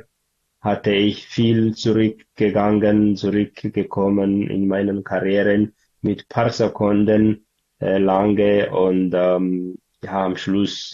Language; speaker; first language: German; non-native, learner; Tigrinya